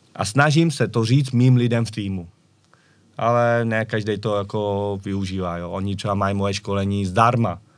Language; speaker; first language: Czech; early bilingual, other home language; Vietnamese